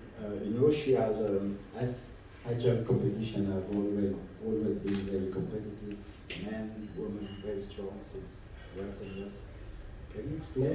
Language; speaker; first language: English; non-native, fluent; French